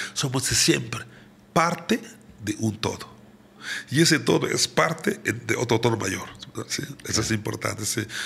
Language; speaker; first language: Spanish; non-native, fluent; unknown